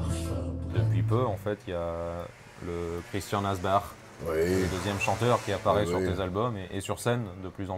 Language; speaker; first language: French; native; French